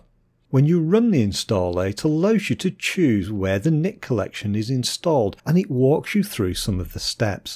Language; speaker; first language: English; native; English